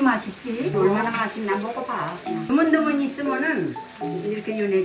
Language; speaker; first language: Korean; native; Korean